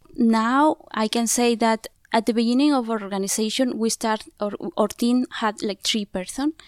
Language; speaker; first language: English; non-native, fluent; Zapotec